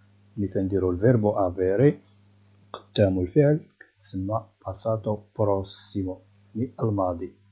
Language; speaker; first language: Italian; non-native, fluent; Arabic